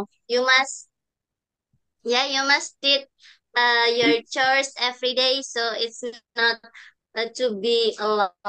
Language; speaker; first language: English; non-native, learner; Indonesian